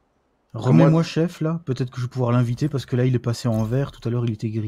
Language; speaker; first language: French; native; French